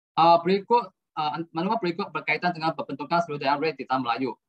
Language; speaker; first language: Malay; non-native, local second language; Chinese